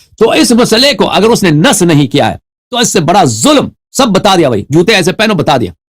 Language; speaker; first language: Urdu; non-native, fluent; Persian